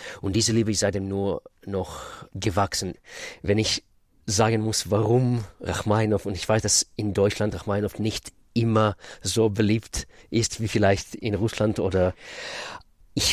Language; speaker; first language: German; non-native, fluent; Russian